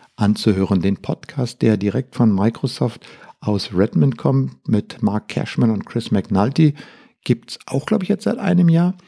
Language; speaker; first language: German; native; German